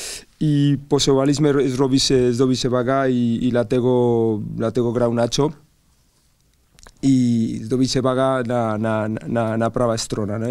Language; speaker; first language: Polish; non-native, learner; Spanish